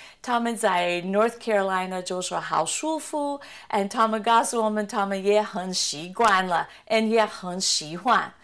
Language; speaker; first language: Chinese; non-native, fluent; English